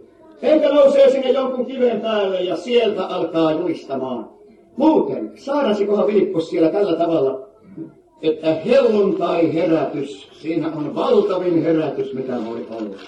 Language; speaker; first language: Finnish; native; Finnish